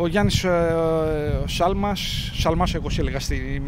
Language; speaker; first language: Greek; native; Greek